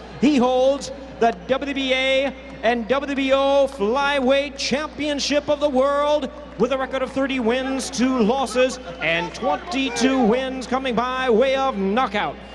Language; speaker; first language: English; early bilingual, other home language; Spanish